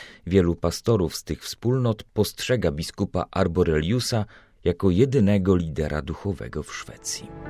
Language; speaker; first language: Polish; native; Polish